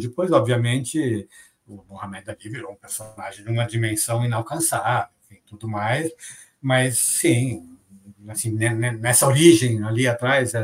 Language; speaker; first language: Portuguese; native; Portuguese